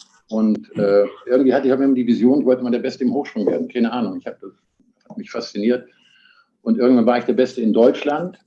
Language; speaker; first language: German; native; German